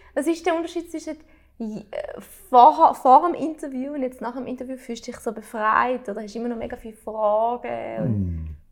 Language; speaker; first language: German; early bilingual, other home language; Albanian